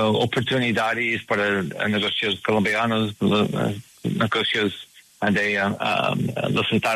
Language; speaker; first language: Spanish; non-native, learner; English